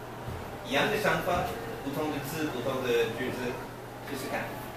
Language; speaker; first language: Chinese; non-native, learner; English